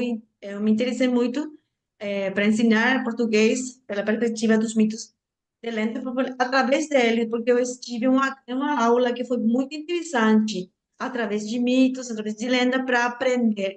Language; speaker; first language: Portuguese; non-native, learner; Spanish